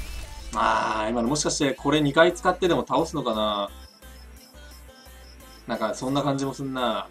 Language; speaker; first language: Japanese; native; Japanese